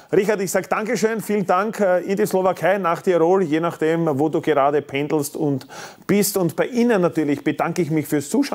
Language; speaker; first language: German; native; German